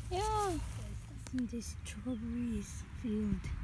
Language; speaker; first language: German; non-native, learner; Filipino